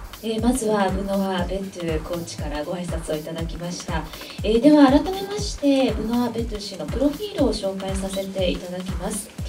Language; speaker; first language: Japanese; native; Japanese